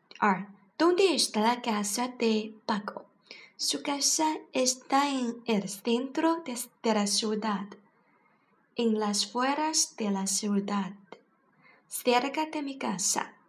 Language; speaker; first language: Spanish; non-native, learner; Chinese